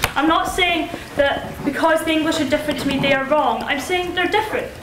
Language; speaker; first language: English; native; English